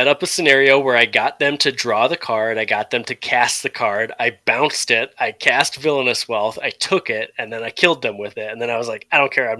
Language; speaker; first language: English; native; English